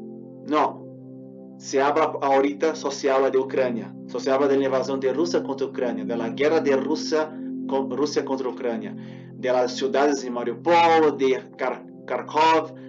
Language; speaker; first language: Portuguese; non-native, fluent; Spanish